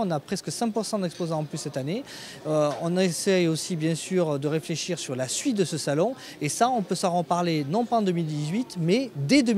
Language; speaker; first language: French; native; French